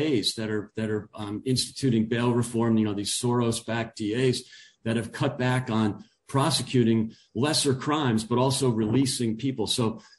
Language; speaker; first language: English; native; English